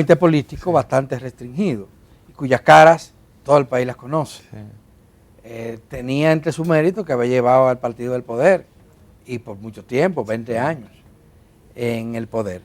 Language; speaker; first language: Spanish; native; Spanish